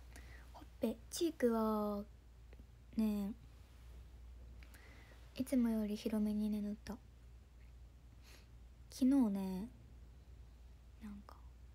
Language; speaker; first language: Japanese; native; Japanese